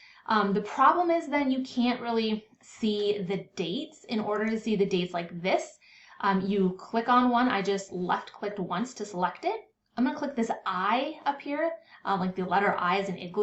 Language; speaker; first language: English; native; English